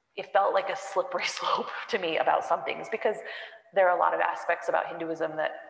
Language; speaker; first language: English; native; English